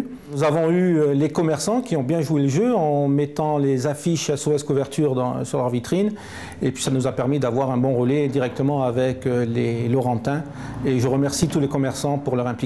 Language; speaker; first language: French; native; French